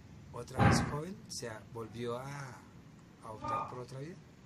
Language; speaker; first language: Spanish; native; Spanish